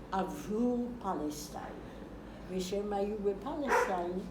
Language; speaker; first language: Hebrew; non-native, fluent; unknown